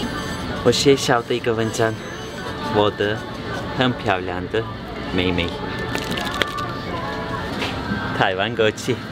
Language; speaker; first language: Chinese; non-native, learner; Turkish